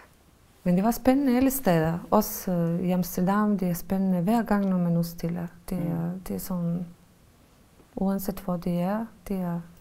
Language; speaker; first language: Danish; non-native, fluent; Bosnian